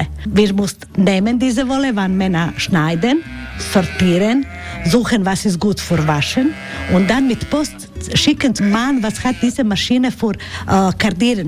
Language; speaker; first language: German; non-native, learner; Croatian